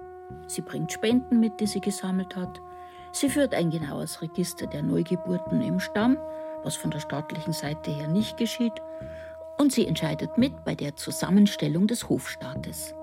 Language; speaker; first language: German; native; German